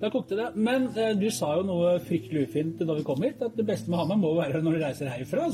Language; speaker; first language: Norwegian; native; Norwegian